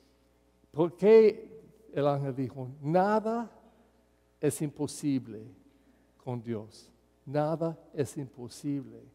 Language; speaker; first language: Spanish; non-native, fluent; English